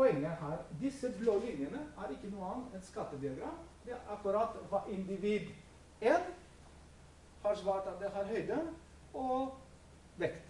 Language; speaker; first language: Norwegian; non-native, fluent; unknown